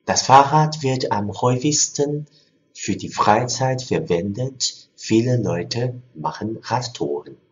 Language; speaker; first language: German; non-native, fluent; Chinese